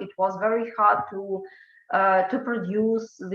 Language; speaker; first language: English; non-native, fluent; Ukrainian